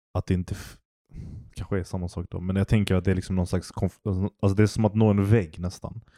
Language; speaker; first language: Swedish; early bilingual, other home language; Turkish